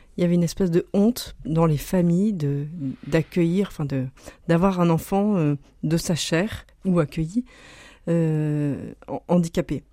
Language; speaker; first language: French; native; French